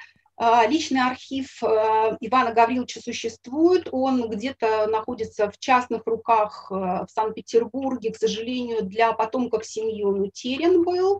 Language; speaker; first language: Russian; native; Russian